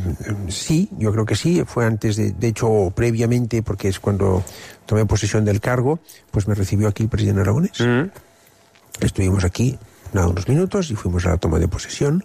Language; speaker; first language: Spanish; non-native, local second language; Catalan